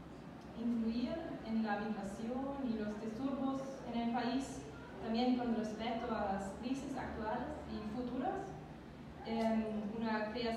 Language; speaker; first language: Spanish; non-native, learner; German